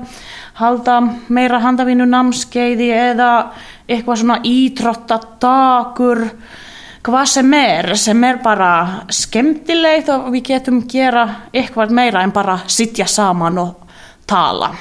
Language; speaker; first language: Icelandic; non-native, learner; Finnish